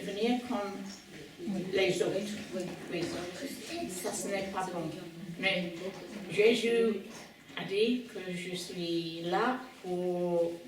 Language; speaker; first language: French; non-native, learner; English